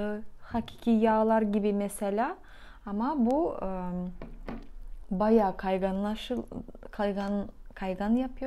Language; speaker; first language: Turkish; non-native, fluent; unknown